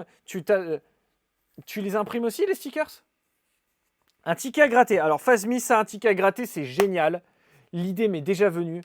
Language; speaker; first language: French; native; French